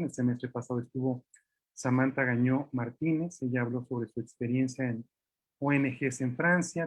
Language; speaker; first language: Spanish; native; Spanish